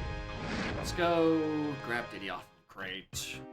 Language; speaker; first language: English; native; English